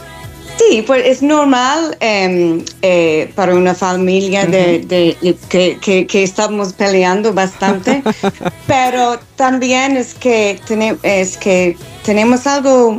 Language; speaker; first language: Spanish; non-native, fluent; English